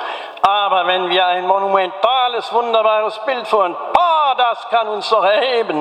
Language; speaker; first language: German; native; German